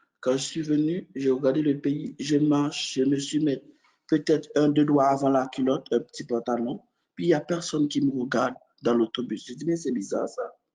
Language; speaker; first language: French; non-native, local second language; Haitian Creole